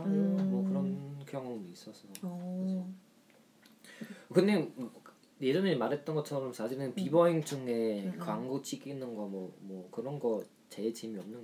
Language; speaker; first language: Korean; non-native, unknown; German